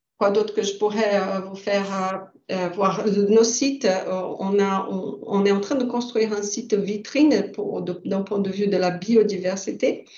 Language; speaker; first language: French; non-native, fluent; Portuguese